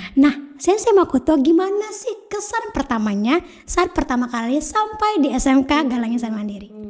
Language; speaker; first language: Indonesian; native; Indonesian